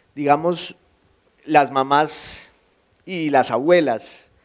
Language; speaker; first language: Spanish; native; Spanish